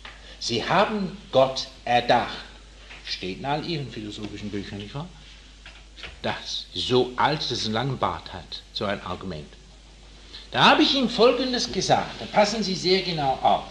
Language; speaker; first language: German; non-native, fluent; English